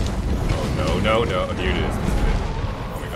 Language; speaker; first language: English; native; English